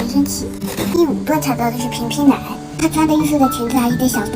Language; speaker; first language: Chinese; native; Chinese